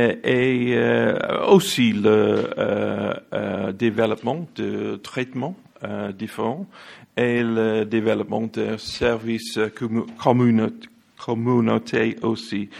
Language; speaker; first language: French; non-native, learner; English